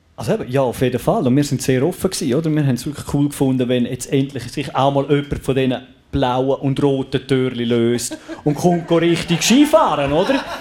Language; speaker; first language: German; native; German